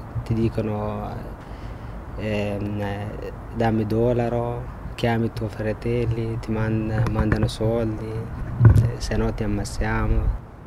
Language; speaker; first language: Italian; non-native, learner; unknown